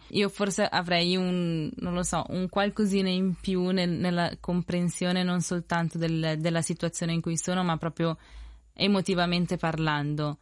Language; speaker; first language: Italian; early bilingual, other home language; Spanish